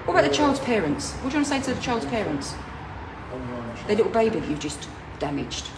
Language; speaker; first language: English; native; English